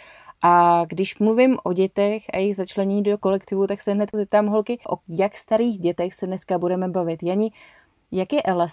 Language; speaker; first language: Czech; native; Czech